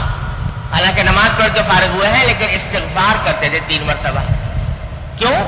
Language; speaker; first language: Urdu; native; Urdu